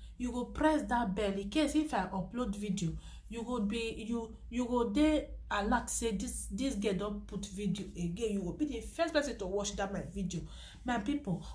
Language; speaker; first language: Nigerian Pidgin; non-native, local second language; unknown